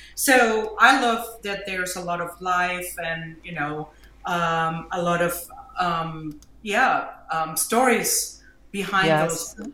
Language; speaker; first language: English; non-native, fluent; German